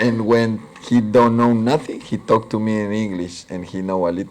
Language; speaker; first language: English; non-native, local second language; Spanish